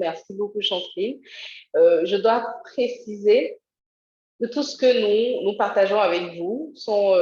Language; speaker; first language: French; native; French